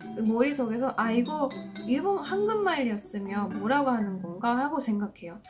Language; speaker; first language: Korean; non-native, fluent; Japanese